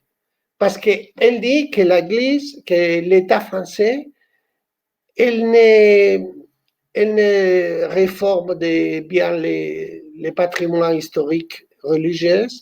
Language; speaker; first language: French; non-native, fluent; Spanish